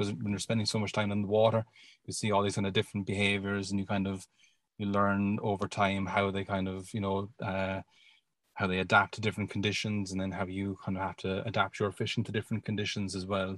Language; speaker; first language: English; native; English